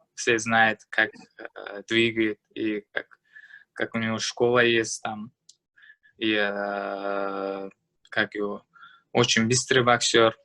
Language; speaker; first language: Russian; non-native, learner; Uzbek